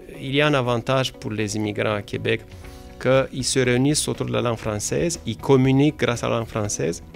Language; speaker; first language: French; non-native, fluent; Romanian